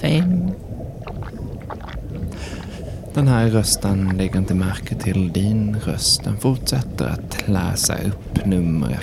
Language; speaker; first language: Swedish; native; Swedish